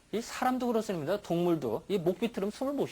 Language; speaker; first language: Korean; native; Korean